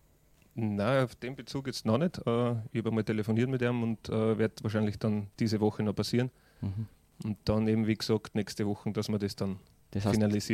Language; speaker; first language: German; native; German